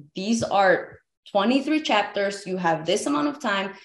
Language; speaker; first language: English; early bilingual, other home language; Spanish